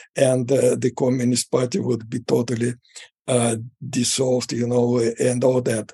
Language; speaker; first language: English; non-native, fluent; Russian